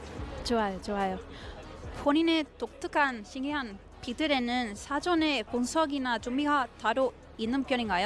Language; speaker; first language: Korean; non-native, fluent; Spanish